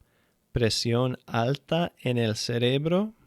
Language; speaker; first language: Spanish; non-native, fluent; English